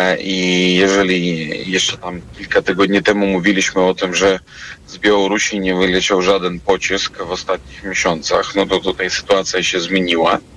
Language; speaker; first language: Polish; non-native, fluent; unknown